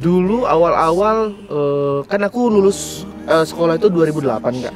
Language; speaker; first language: Indonesian; native; Indonesian